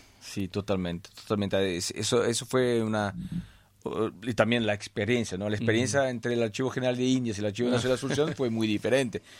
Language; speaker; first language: Spanish; non-native, fluent; French